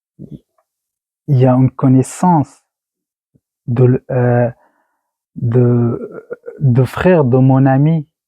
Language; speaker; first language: French; non-native, learner; Persian